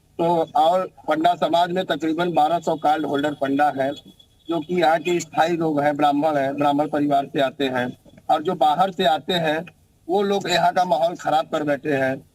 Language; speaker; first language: Hindi; native; Hindi